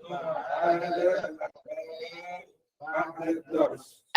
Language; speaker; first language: Arabic; non-native, learner; English